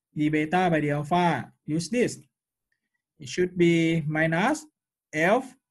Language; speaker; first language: English; non-native, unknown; Thai